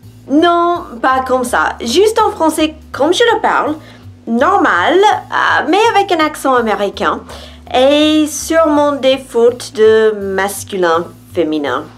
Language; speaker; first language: French; non-native, fluent; English